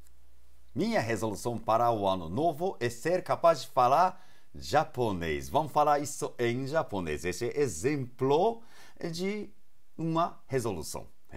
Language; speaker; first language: Portuguese; non-native, fluent; Japanese